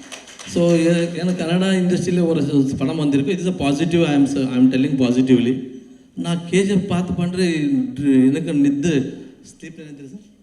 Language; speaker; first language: Tamil; non-native, learner; Kannada